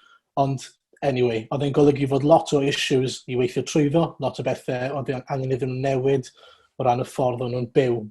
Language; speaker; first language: Welsh; native; Welsh